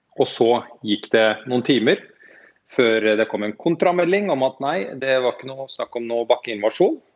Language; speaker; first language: Norwegian; native; Norwegian